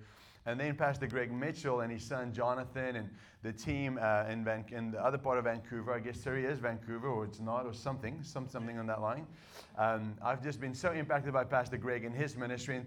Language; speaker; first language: English; non-native, local second language; Afrikaans